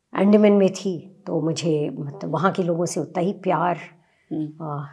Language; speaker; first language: Hindi; native; Hindi